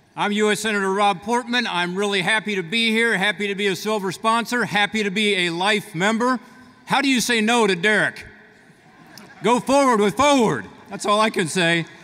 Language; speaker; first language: English; native; English